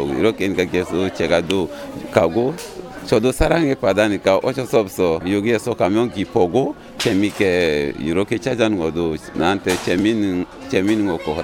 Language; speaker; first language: Korean; non-native, learner; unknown